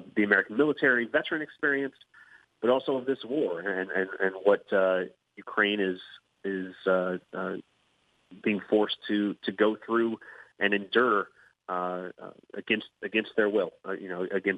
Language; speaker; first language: English; native; English